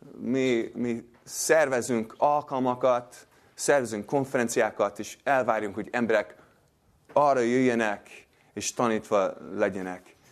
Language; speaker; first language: Hungarian; non-native, fluent; English